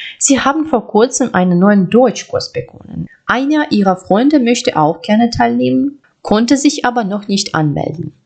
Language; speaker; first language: German; non-native, fluent; Ukrainian